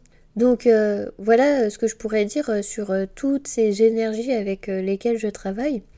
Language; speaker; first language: French; native; French